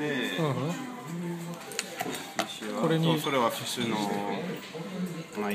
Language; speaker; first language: Japanese; non-native, fluent; French